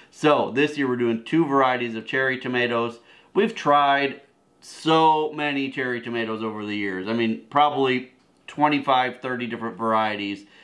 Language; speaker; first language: English; native; English